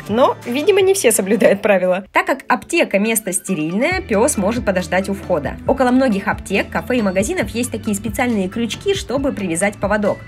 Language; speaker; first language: Russian; native; Russian